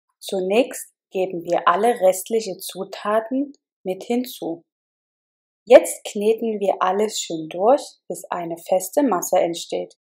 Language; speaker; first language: German; native; German